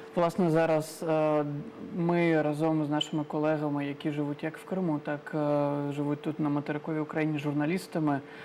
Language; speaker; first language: Ukrainian; non-native, local second language; Crimean Tatar